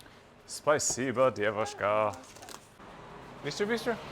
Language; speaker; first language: Russian; non-native, learner; English